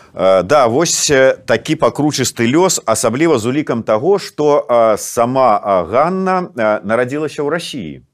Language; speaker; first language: Belarusian; native; Belarusian